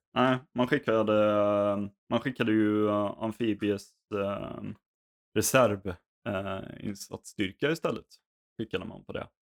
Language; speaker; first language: Swedish; native; Swedish